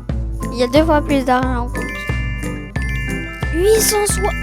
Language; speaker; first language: French; native; French